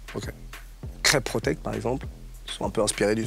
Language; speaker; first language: French; native; French